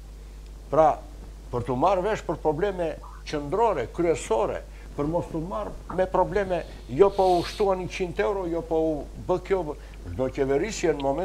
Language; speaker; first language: Albanian; native; Albanian